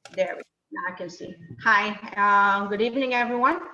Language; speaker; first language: English; non-native, fluent; Bulgarian